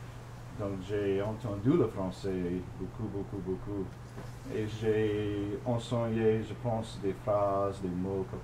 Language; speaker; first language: French; non-native, fluent; English